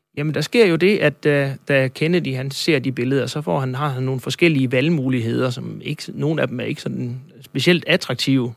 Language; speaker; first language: Danish; native; Danish